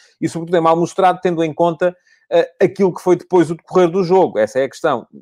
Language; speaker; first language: Portuguese; native; Portuguese